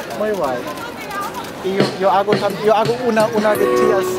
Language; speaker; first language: Spanish; non-native, learner; German